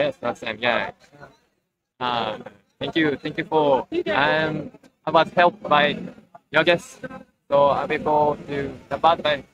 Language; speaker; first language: English; non-native, learner; Japanese